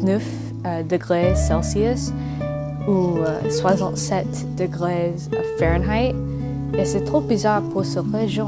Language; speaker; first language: French; non-native, learner; English